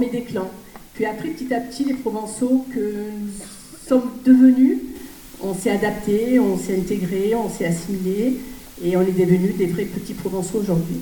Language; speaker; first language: French; native; French